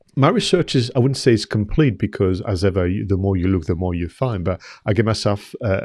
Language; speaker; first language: English; non-native, fluent; French